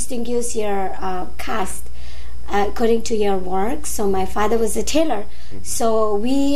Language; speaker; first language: English; non-native, local second language; Nepali